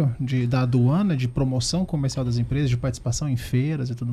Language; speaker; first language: Portuguese; native; Portuguese